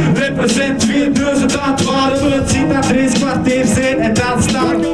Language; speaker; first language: Dutch; native; Dutch